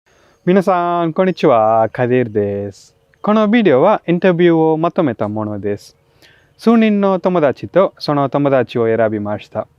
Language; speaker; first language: Japanese; non-native, fluent; Tamil